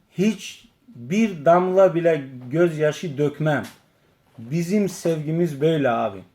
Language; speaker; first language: Turkish; native; Turkish